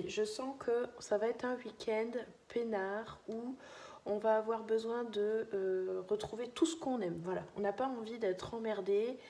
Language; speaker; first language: French; native; French